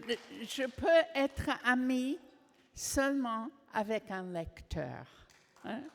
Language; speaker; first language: French; non-native, fluent; English